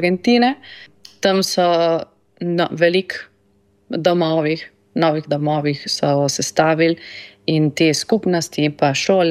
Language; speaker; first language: Slovenian; non-native, fluent; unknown